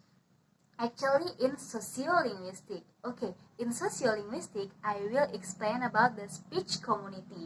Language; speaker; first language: English; non-native, learner; Indonesian